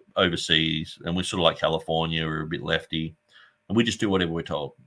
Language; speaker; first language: English; native; English